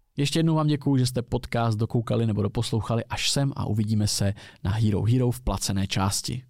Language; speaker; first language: Czech; native; Czech